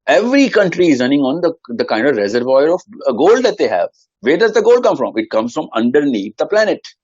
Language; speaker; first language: English; non-native, local second language; Urdu